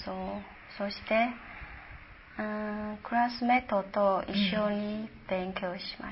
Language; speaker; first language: Japanese; non-native, learner; Chinese